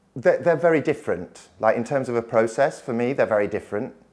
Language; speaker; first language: English; native; English